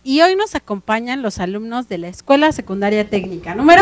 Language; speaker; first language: Spanish; native; Spanish